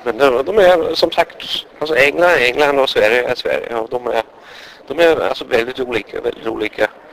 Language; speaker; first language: Swedish; non-native, fluent; English